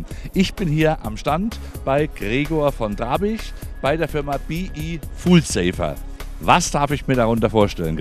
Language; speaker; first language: German; native; German